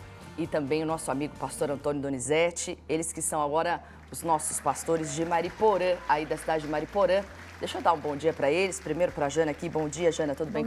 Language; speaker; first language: Portuguese; native; Portuguese